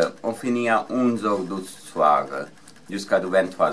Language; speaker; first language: French; non-native, learner; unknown